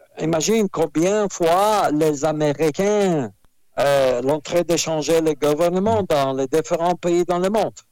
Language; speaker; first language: French; non-native, fluent; Russian